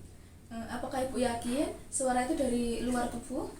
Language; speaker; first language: Indonesian; native; Indonesian